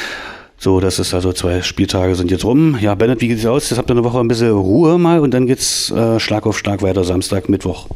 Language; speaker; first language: German; native; German